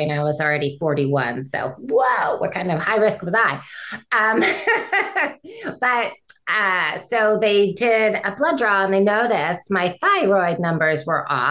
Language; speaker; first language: English; native; English